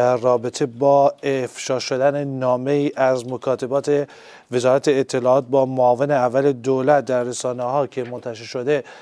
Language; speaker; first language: Persian; non-native, local second language; Central Kurdish